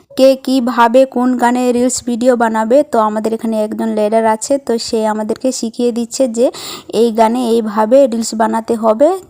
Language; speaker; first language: Bangla; non-native, local second language; Santali